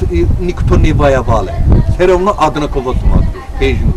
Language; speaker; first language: Russian; non-native, learner; Azerbaijani